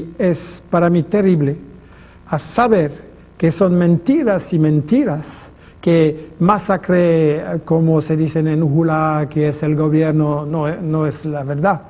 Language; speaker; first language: Spanish; non-native, fluent; French